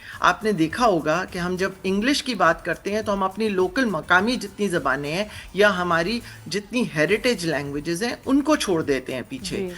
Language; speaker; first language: Urdu; native; Urdu